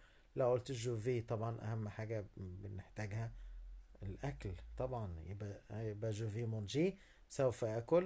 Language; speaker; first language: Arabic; native; Arabic